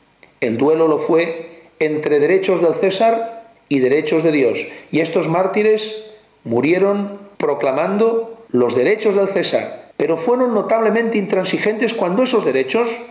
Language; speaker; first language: Spanish; native; Spanish